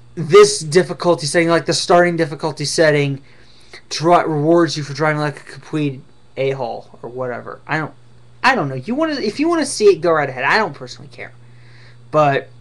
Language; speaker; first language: English; native; English